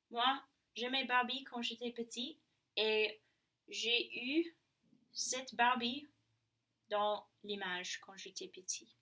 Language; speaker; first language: French; non-native, learner; English